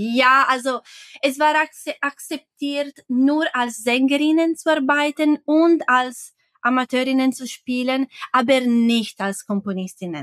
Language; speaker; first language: German; non-native, fluent; Italian